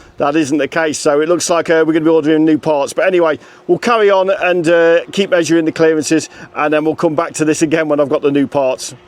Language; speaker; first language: English; native; English